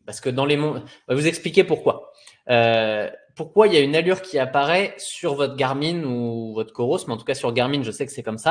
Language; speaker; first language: French; native; French